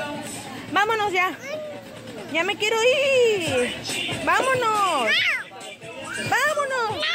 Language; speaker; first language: Spanish; native; Spanish